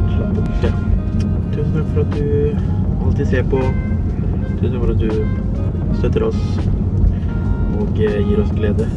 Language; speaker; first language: Norwegian; early bilingual, other home language; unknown